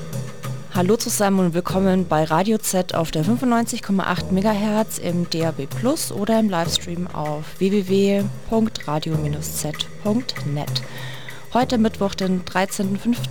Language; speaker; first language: German; native; German